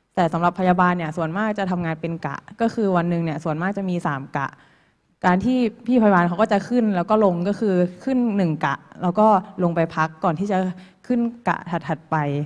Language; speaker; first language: Thai; native; Thai